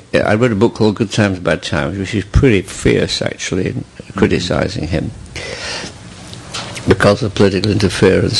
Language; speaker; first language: English; native; English